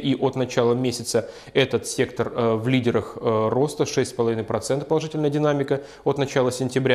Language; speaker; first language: Russian; native; Russian